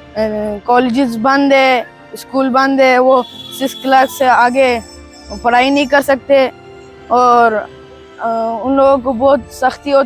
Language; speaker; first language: Hindi; non-native, fluent; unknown